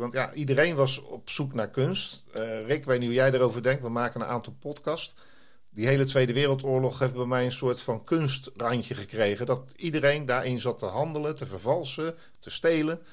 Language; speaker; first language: Dutch; native; Dutch